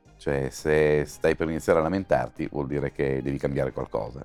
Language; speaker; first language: Italian; native; Italian